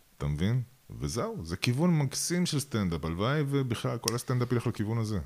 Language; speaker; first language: Hebrew; early bilingual, other home language; Russian